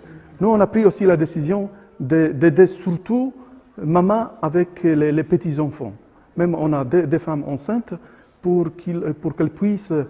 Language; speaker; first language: French; non-native, fluent; Polish